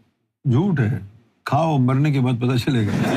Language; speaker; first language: Urdu; native; Urdu